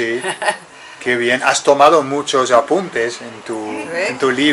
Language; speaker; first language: Spanish; native; Spanish